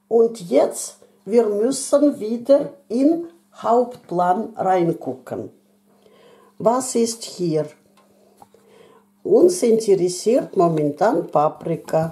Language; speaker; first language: German; non-native, fluent; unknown